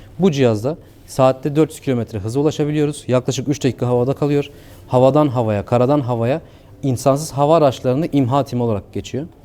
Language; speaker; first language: Turkish; native; Turkish